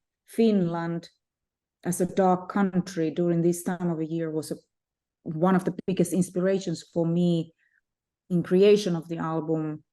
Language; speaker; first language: English; non-native, fluent; Finnish